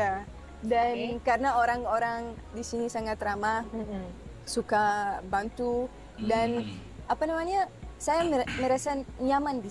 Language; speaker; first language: Indonesian; non-native, fluent; Arabic